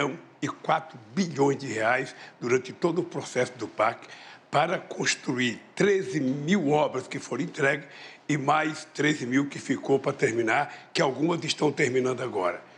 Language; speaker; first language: Portuguese; native; Portuguese